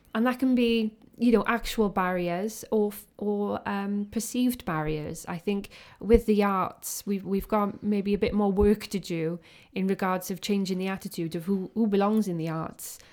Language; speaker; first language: English; native; English